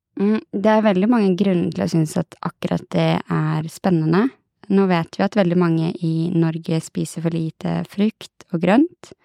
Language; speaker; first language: Norwegian; native; Norwegian